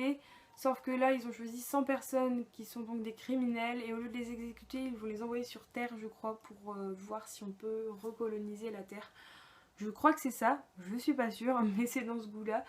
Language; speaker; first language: French; native; French